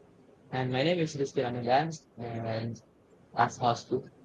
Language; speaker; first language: English; non-native, learner; Indonesian